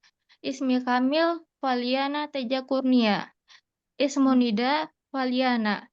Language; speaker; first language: Arabic; non-native, learner; Indonesian